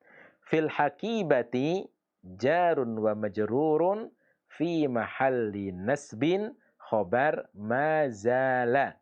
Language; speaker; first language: Arabic; non-native, fluent; Indonesian